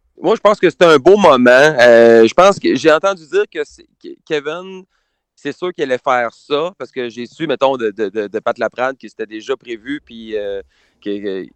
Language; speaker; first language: French; native; French